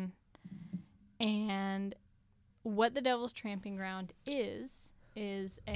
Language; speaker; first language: English; native; English